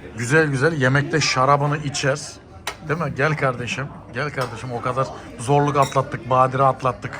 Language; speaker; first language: Turkish; native; Turkish